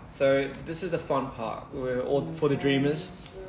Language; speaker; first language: English; early bilingual, other home language; Korean